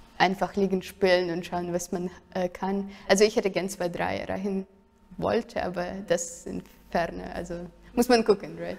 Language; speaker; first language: German; non-native, fluent; Russian